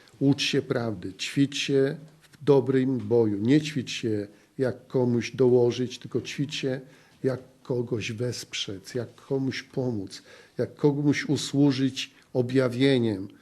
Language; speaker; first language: Polish; native; Polish